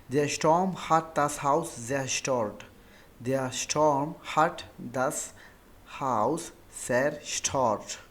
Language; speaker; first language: German; non-native, fluent; Urdu